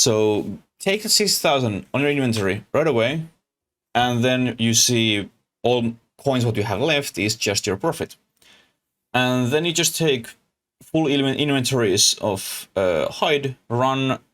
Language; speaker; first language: English; non-native, learner; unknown